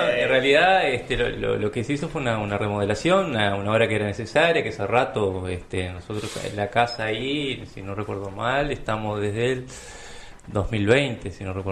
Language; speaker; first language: Spanish; native; Spanish